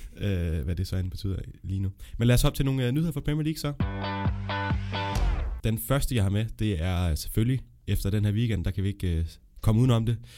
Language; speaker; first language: Danish; native; Danish